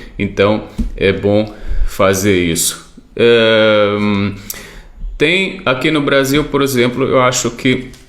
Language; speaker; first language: Portuguese; non-native, fluent; Arabic